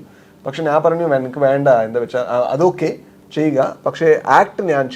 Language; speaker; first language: Malayalam; non-native, local second language; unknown